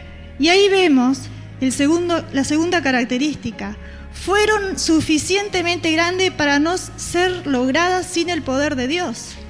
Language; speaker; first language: Spanish; native; Spanish